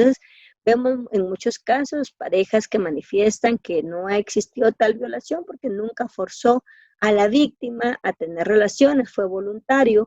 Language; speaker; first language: Spanish; native; Spanish